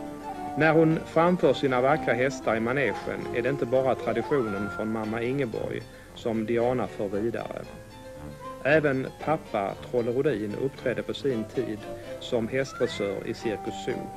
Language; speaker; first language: Swedish; native; Swedish